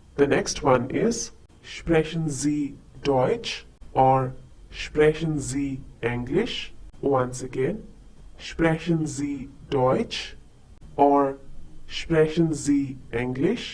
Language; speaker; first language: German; non-native, fluent; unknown